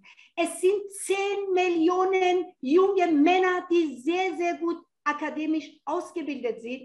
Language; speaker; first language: German; non-native, fluent; Persian